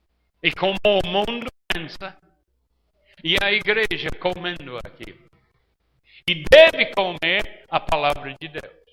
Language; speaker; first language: Portuguese; non-native, fluent; English